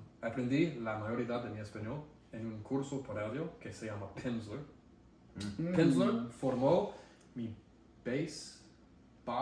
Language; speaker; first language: Spanish; non-native, learner; English